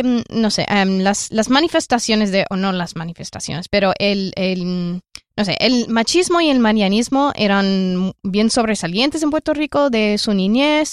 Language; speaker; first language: Spanish; non-native, fluent; English